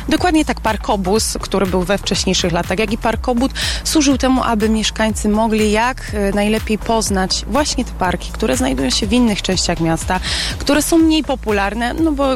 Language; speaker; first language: Polish; native; Polish